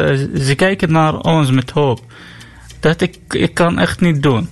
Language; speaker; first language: Dutch; non-native, learner; Arabic